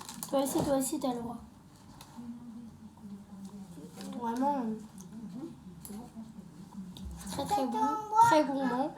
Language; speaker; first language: French; native; French